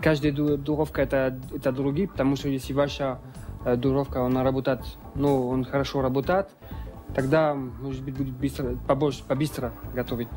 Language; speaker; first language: Russian; non-native, learner; French